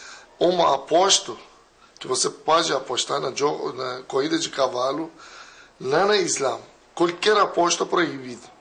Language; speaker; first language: Portuguese; non-native, fluent; Persian